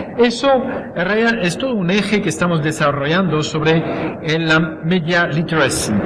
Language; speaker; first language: Spanish; non-native, fluent; French